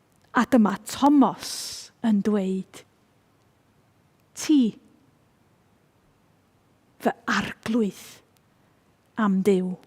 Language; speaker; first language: Welsh; native; Welsh